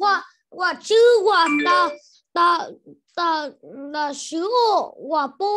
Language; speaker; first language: Chinese; non-native, learner; Vietnamese